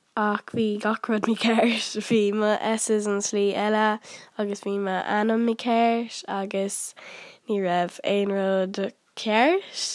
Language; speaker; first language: Irish; non-native, local second language; English